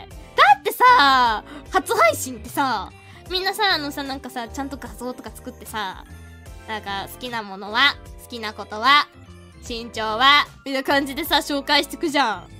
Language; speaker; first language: Japanese; native; Japanese